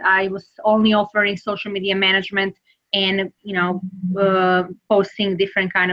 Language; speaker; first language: English; non-native, fluent; Serbian